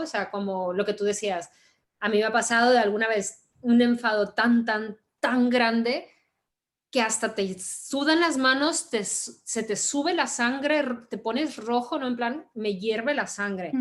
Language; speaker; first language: Spanish; native; Spanish